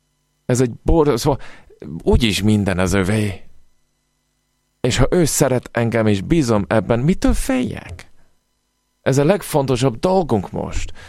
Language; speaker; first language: Hungarian; non-native, fluent; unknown